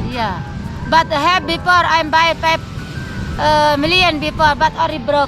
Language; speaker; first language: English; non-native, learner; Sasak